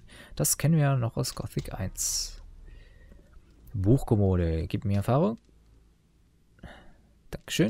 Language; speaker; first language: German; native; German